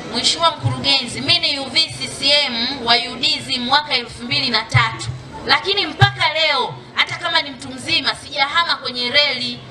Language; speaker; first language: Swahili; native; Swahili